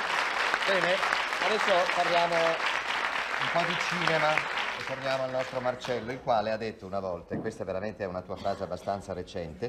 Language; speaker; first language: Italian; native; Italian